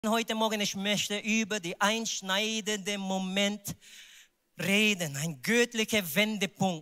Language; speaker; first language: German; non-native, learner; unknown